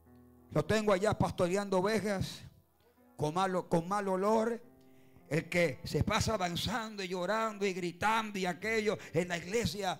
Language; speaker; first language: Spanish; native; Spanish